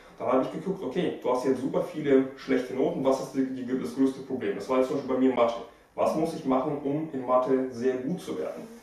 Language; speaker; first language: German; early bilingual, other home language; Russian